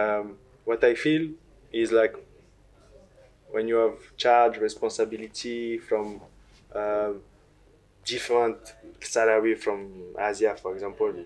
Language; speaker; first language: English; non-native, learner; French